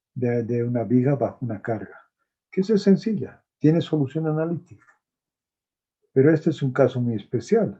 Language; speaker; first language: Spanish; native; Spanish